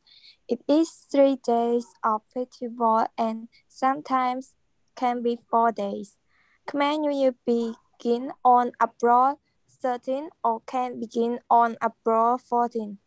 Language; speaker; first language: English; non-native, learner; Khmer